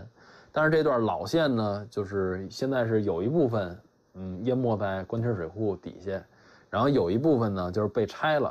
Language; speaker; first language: Chinese; native; Chinese